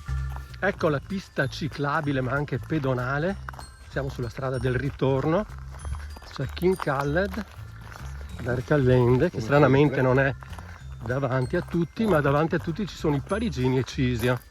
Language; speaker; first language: Italian; native; Italian